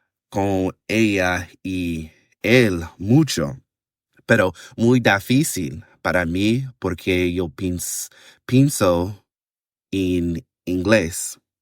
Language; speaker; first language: Spanish; non-native, learner; English